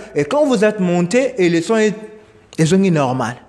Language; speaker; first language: French; non-native, local second language; Lingala